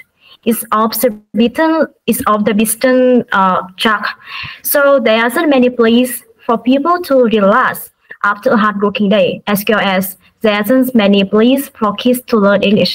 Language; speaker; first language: English; non-native, learner; Vietnamese